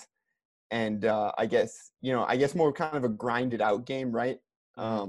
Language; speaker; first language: English; native; English